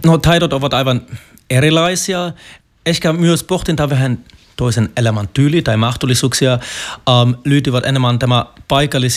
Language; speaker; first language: Finnish; non-native, fluent; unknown